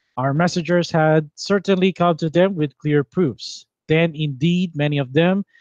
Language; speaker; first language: English; non-native, local second language; Filipino